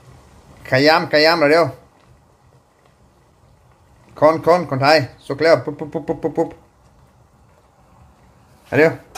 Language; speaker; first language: Thai; non-native, learner; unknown